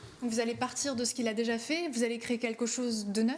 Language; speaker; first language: French; native; French